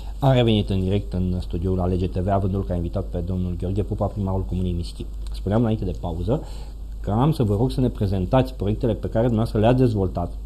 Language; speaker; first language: Romanian; native; Romanian